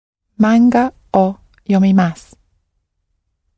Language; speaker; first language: Japanese; non-native, learner; English